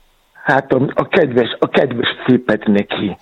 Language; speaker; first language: Hungarian; non-native, fluent; Yoruba